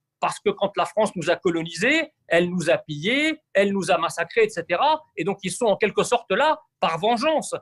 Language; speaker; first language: French; early bilingual, other home language; Arabic